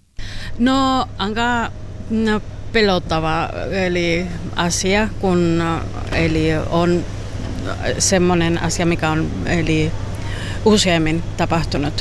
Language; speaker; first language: Finnish; non-native, learner; Spanish